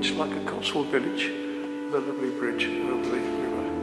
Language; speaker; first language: English; native; English